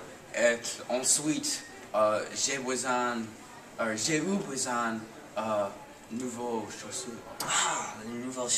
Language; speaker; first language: French; non-native, learner; English